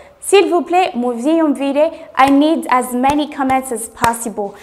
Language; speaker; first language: French; non-native, local second language; Rundi